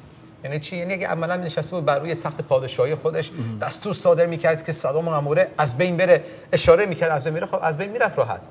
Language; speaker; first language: Persian; native; Persian